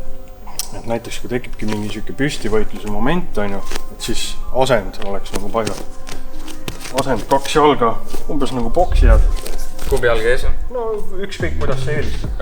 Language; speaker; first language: Estonian; native; Estonian